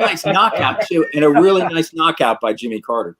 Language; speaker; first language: English; native; English